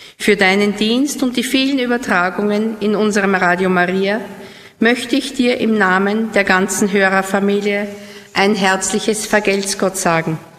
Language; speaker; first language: German; native; German